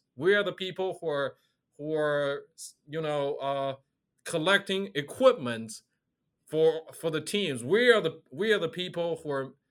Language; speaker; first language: English; non-native, fluent; Chinese